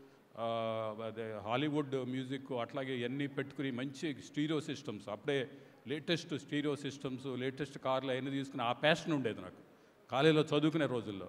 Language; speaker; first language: Telugu; native; Telugu